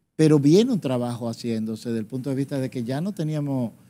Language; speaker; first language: Spanish; native; Spanish